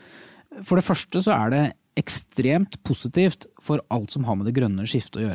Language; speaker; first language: Norwegian; native; Norwegian